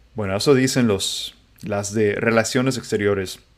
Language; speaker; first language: Spanish; non-native, fluent; English